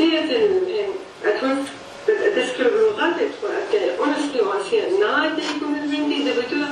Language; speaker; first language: Danish; non-native, learner; Arabic